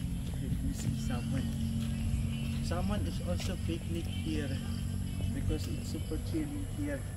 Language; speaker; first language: English; non-native, local second language; Filipino